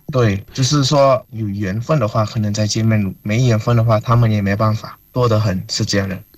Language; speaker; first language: Chinese; non-native, fluent; Min Nan Chinese